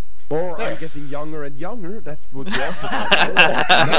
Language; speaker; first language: English; non-native, fluent; German